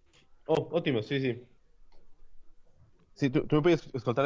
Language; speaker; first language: Italian; non-native, learner; Spanish